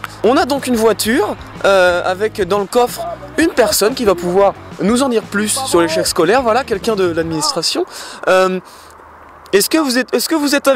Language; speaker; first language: French; native; French